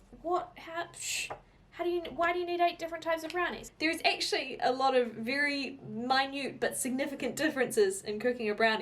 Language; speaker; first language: English; native; English